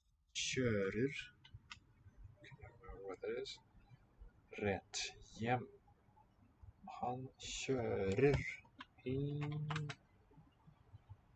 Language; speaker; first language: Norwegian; non-native, learner; English